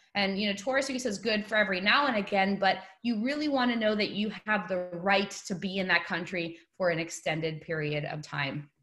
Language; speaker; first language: English; native; English